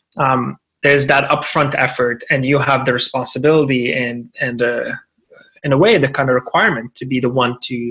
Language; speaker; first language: English; non-native, fluent; Arabic